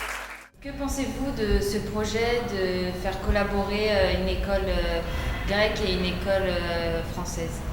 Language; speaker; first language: French; non-native, fluent; Greek